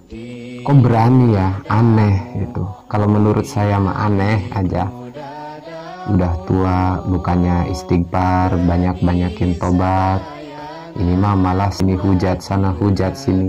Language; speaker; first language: Indonesian; non-native, local second language; Sundanese